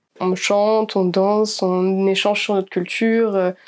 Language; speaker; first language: French; native; French